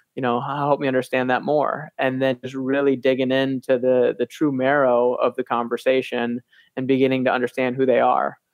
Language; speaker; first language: English; native; English